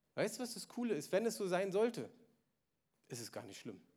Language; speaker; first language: German; native; German